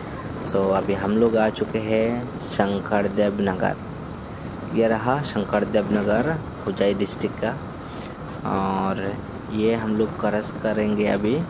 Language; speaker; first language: Hindi; non-native, local second language; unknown